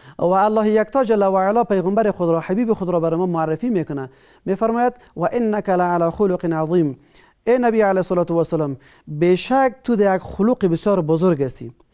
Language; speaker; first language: Persian; native; Persian